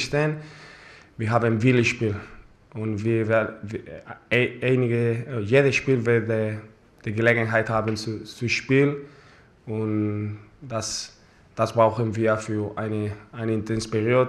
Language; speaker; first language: German; non-native, fluent; Spanish